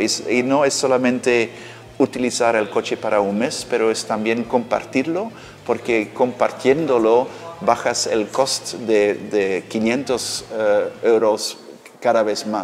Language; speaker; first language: Spanish; non-native, fluent; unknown